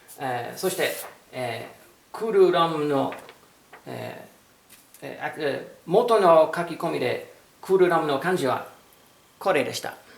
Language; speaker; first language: Japanese; non-native, learner; English